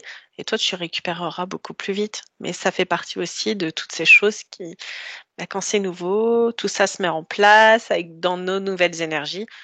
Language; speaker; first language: French; native; French